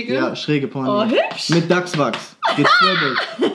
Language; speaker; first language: German; native; German